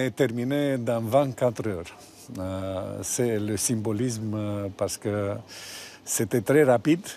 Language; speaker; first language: French; non-native, fluent; Romanian